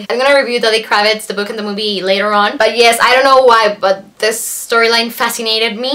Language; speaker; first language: English; non-native, fluent; Spanish